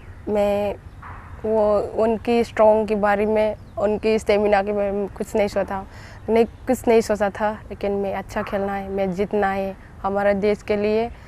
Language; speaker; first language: Hindi; non-native, local second language; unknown